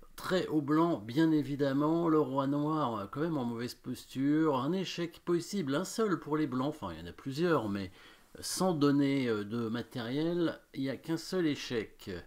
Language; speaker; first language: French; native; French